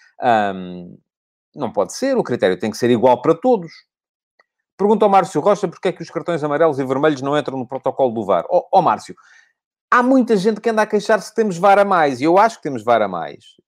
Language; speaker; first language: Portuguese; native; Portuguese